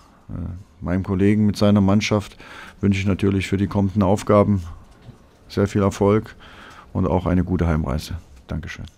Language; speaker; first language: German; native; German